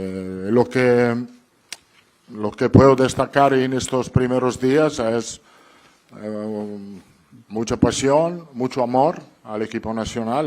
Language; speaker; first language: Spanish; non-native, fluent; Italian